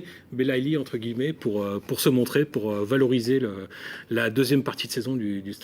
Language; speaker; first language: French; native; French